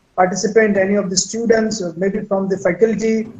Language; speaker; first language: English; non-native, local second language; Gujarati